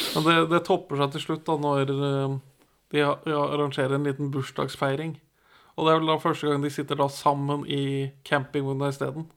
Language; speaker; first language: Norwegian; native; Norwegian